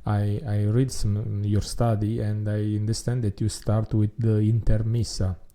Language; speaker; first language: English; non-native, learner; Italian